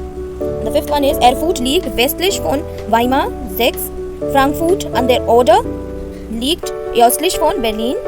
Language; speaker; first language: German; non-native, fluent; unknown